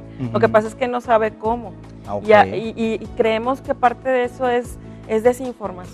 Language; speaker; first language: Spanish; native; Spanish